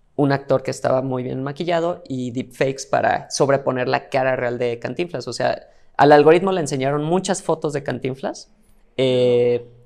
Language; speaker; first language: Spanish; native; Spanish